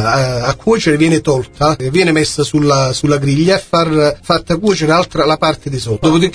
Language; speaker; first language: Italian; native; Italian